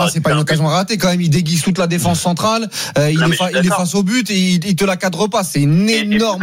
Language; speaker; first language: French; native; French